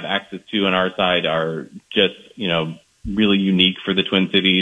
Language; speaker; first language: English; native; English